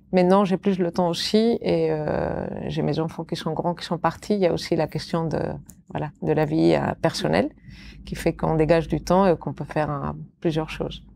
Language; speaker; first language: French; non-native, fluent; Catalan